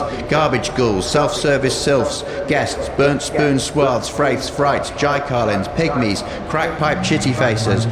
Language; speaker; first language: English; native; English